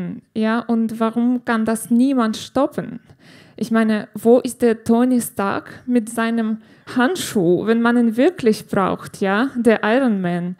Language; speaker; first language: German; non-native, fluent; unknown